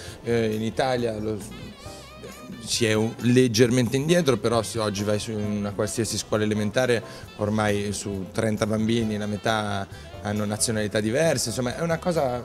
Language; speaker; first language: Italian; native; Italian